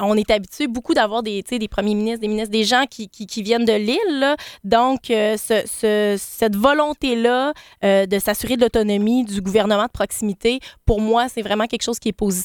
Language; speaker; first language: French; native; French